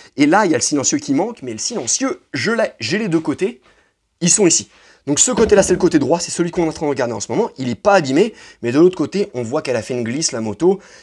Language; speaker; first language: French; native; French